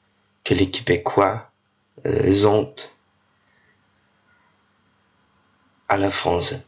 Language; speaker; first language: French; non-native, learner; Danish